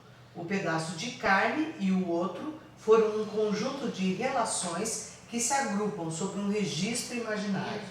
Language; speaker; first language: Portuguese; native; Portuguese